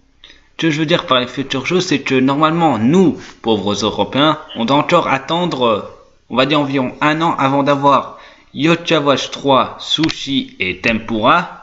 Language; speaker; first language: French; native; French